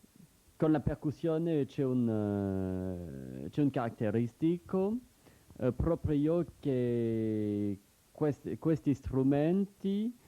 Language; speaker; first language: Italian; non-native, learner; French